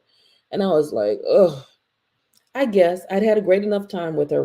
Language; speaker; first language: English; native; English